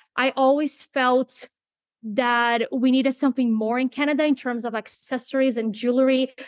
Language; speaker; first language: English; non-native, fluent; Portuguese